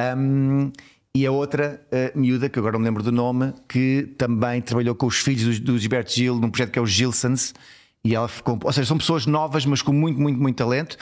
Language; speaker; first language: Portuguese; early bilingual, heritage; Portuguese